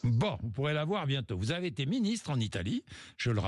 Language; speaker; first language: French; native; French